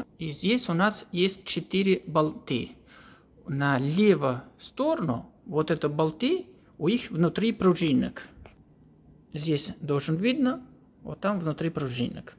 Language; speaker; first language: Russian; non-native, learner; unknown